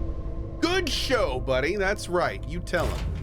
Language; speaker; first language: English; native; English